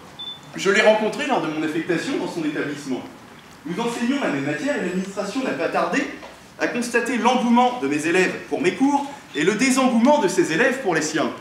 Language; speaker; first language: French; native; French